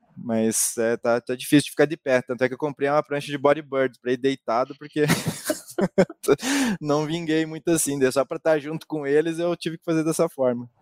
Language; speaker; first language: Portuguese; native; Portuguese